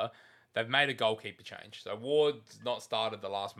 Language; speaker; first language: English; native; English